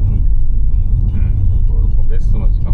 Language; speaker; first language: Japanese; native; Japanese